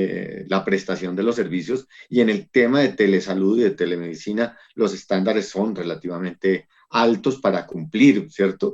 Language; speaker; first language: Spanish; native; Spanish